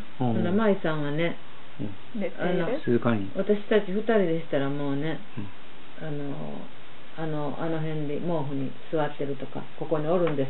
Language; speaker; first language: Japanese; native; Japanese